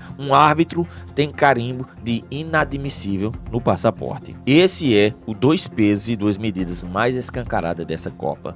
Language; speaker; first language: Portuguese; native; Portuguese